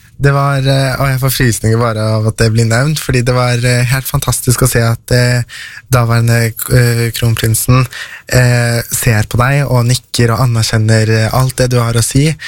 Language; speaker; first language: Norwegian; early bilingual, other home language; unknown